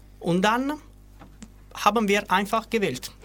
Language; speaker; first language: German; non-native, learner; Italian